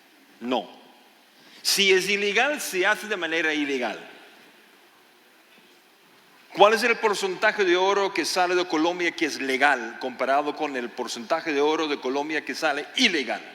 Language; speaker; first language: Spanish; non-native, fluent; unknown